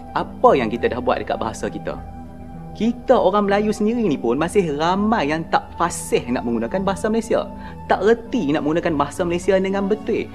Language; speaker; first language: Malay; native; Malay